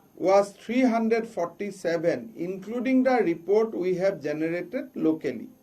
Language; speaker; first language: English; non-native, local second language; Assamese